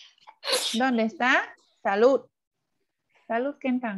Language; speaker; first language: Spanish; non-native, fluent; Vietnamese